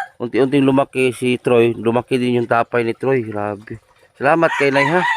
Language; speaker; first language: Filipino; non-native, local second language; Cebuano